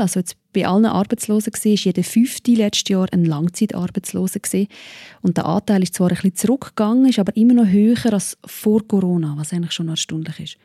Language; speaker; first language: German; native; German